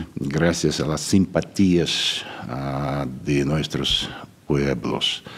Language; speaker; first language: Spanish; non-native, fluent; Russian